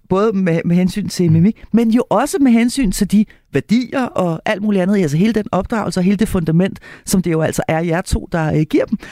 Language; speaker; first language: Danish; native; Danish